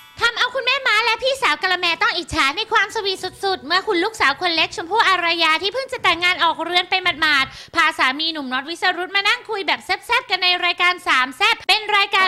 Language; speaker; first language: Thai; native; Thai